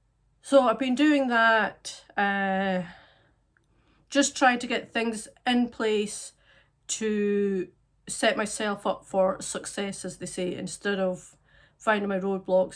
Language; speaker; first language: English; native; English